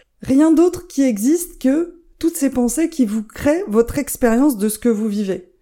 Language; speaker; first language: French; native; French